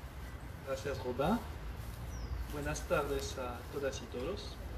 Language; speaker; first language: Spanish; non-native, fluent; French